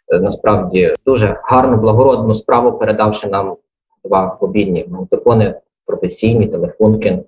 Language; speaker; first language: Ukrainian; native; Ukrainian